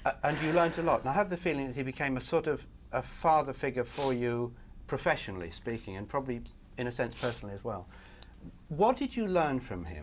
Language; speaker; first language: English; native; English